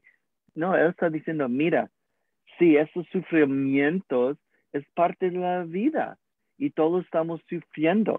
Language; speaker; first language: Spanish; non-native, learner; English